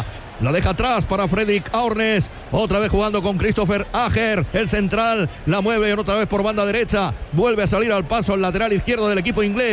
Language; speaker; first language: Spanish; native; Spanish